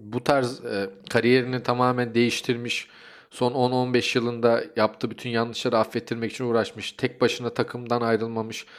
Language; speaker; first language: Turkish; native; Turkish